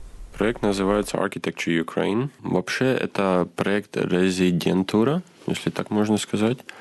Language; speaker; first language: Russian; non-native, fluent; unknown